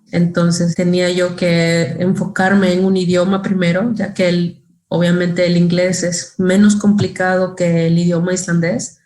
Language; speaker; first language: Spanish; native; Spanish